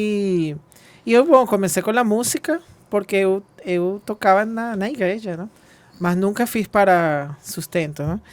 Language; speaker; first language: Portuguese; non-native, fluent; Spanish